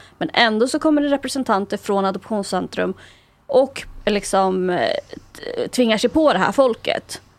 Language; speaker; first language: Swedish; early bilingual, other home language; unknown